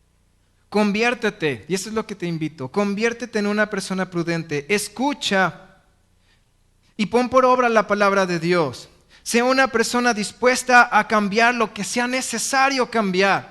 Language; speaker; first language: Spanish; native; Spanish